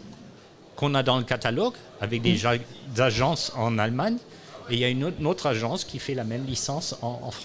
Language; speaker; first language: French; non-native, learner; German